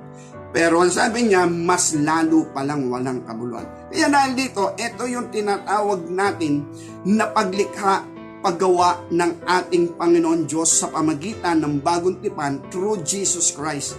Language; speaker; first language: Filipino; native; Filipino